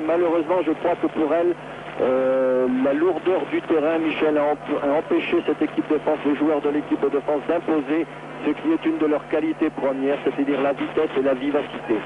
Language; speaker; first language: French; native; French